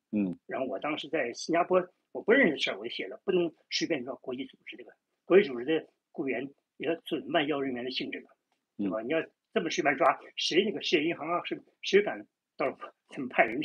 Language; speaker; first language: Chinese; native; Chinese